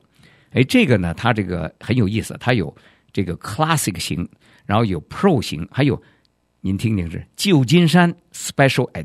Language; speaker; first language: Chinese; native; Chinese